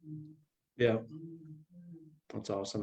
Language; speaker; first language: English; native; English